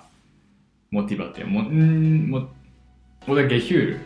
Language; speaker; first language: German; non-native, learner; Japanese